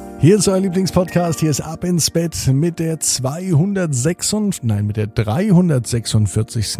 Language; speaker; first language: German; native; German